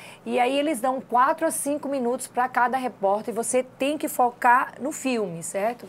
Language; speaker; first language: Portuguese; native; Portuguese